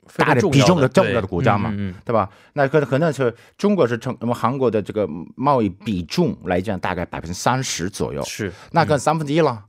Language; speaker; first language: Chinese; non-native, fluent; Korean